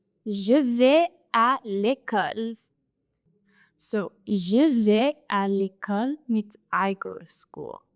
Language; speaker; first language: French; non-native, fluent; English